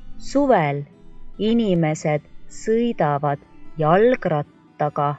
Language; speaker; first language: Estonian; non-native, local second language; Russian